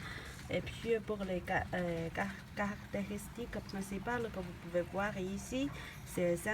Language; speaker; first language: French; non-native, learner; Chinese